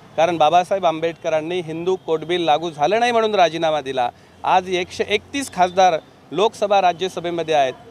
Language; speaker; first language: Marathi; native; Marathi